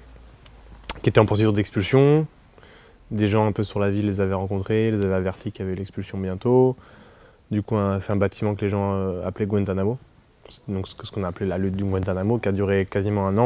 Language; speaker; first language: French; native; French